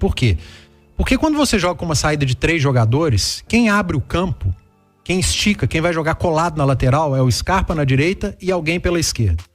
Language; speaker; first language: Portuguese; native; Portuguese